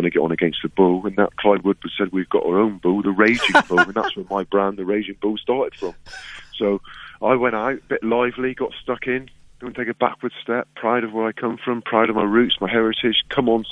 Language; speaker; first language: English; native; English